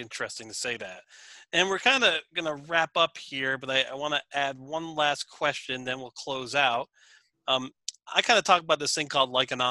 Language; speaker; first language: English; native; English